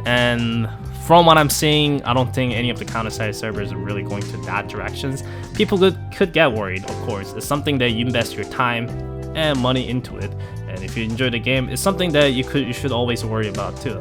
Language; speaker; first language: English; non-native, fluent; Korean